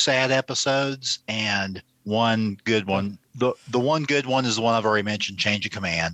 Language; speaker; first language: English; native; English